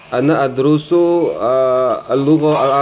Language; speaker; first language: Arabic; non-native, learner; Indonesian